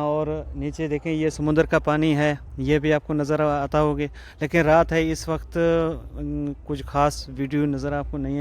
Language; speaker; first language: Hindi; non-native, local second language; Baluchi